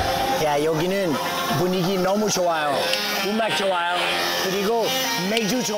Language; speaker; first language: Korean; non-native, fluent; English